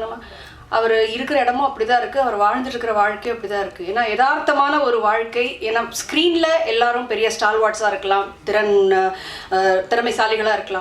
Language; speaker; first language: Tamil; native; Tamil